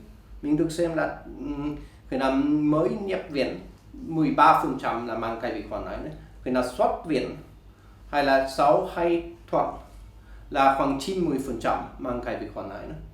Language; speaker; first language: Vietnamese; non-native, learner; Swedish